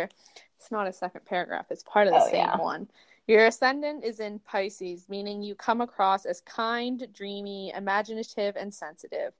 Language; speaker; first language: English; native; English